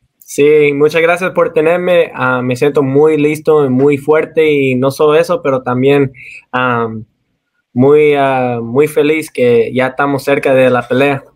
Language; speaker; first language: Spanish; early bilingual, heritage; Spanish